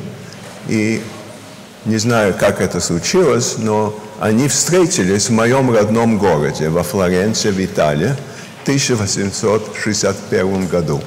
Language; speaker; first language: Russian; early bilingual, heritage; Russian